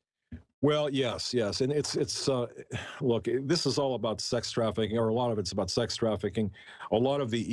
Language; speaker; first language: English; native; English